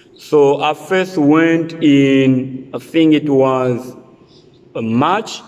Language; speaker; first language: English; non-native, fluent; French